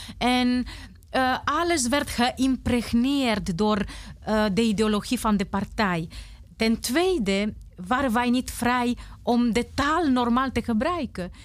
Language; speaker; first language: Dutch; non-native, fluent; Romanian